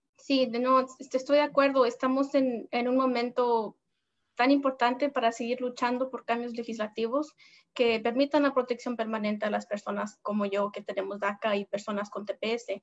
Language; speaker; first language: Spanish; early bilingual, heritage; Spanish